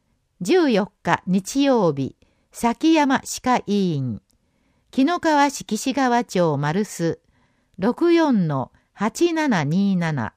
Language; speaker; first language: Japanese; native; Japanese